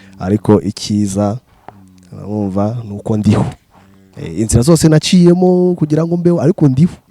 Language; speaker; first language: Kinyarwanda; early bilingual, other home language; Rundi